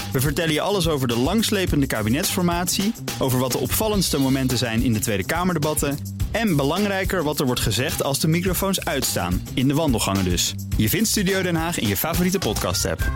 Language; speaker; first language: Dutch; native; Dutch